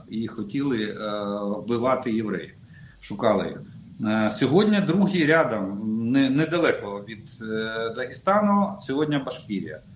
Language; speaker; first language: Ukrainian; non-native, local second language; Russian